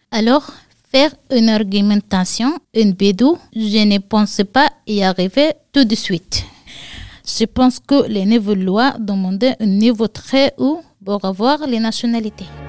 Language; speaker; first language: French; non-native, learner; Arabic